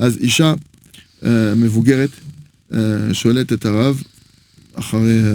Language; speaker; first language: Hebrew; non-native, fluent; French